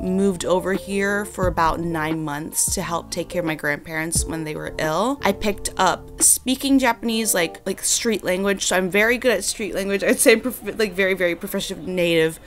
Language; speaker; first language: English; native; English